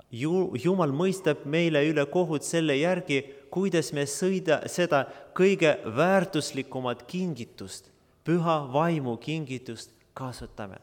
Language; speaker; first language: Estonian; non-native, local second language; Russian